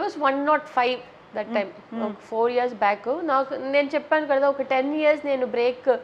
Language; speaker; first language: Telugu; non-native, local second language; Tamil